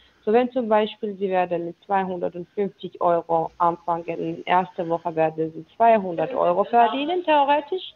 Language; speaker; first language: German; non-native, learner; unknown